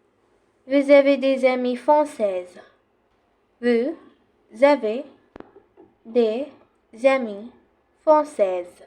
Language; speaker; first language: French; non-native, fluent; Bangla